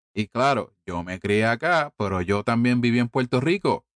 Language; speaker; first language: Spanish; early bilingual, heritage; Spanish